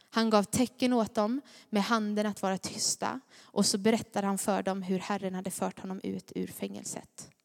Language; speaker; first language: Swedish; native; Swedish